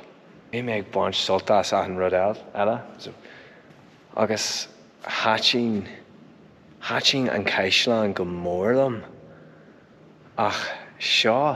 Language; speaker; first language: Irish; non-native, local second language; English